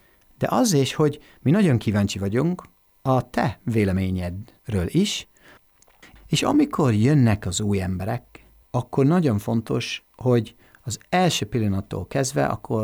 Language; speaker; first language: Hungarian; non-native, fluent; English